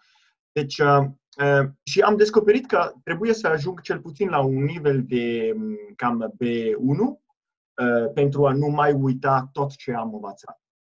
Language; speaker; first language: Romanian; non-native, fluent; Italian